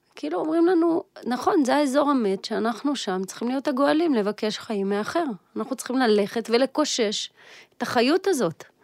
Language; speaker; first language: Hebrew; early bilingual, other home language; Russian